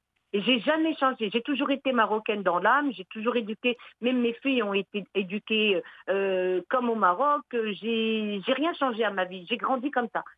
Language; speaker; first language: French; early bilingual, other home language; Arabic